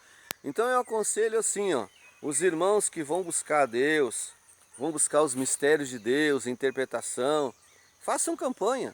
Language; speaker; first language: Portuguese; native; Portuguese